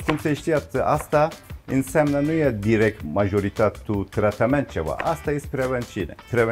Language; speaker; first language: Romanian; non-native, learner; Turkish